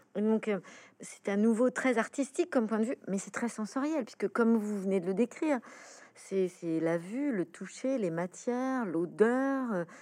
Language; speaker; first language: French; native; French